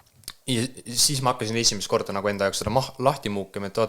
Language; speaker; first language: Estonian; native; Estonian